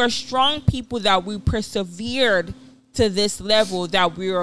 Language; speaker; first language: English; non-native, local second language; Yoruba